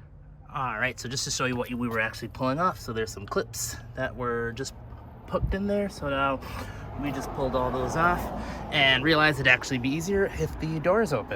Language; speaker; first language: English; native; English